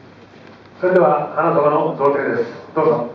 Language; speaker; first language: Japanese; native; Japanese